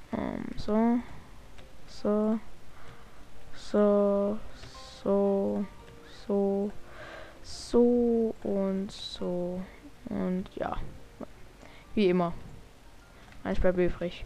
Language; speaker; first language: German; native; German